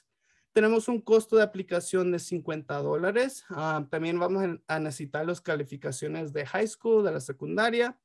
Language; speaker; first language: Spanish; early bilingual, heritage; Spanish